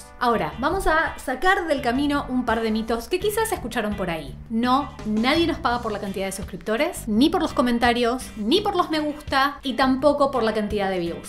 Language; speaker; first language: Spanish; native; Spanish